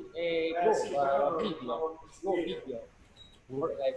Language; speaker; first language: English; non-native, learner; Italian